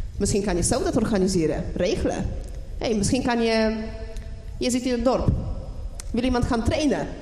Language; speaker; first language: Dutch; non-native, fluent; Polish